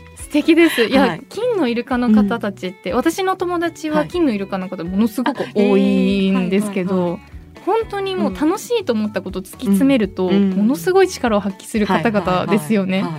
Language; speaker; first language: Japanese; native; Japanese